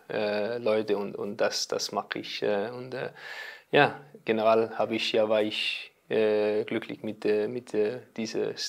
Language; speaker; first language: German; non-native, learner; Danish